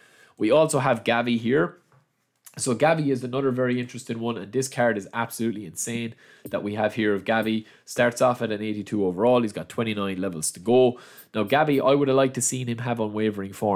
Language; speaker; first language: English; native; English